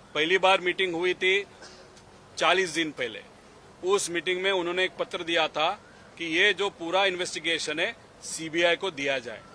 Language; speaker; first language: Hindi; non-native, local second language; Marathi